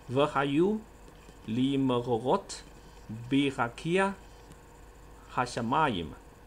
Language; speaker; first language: Hebrew; non-native, fluent; Chinese